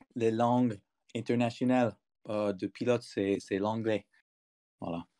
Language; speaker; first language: French; non-native, fluent; English